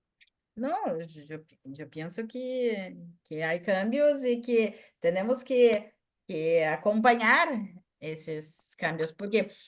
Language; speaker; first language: Spanish; non-native, learner; Portuguese